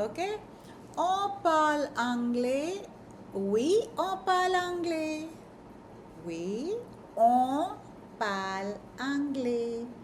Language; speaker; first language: French; non-native, fluent; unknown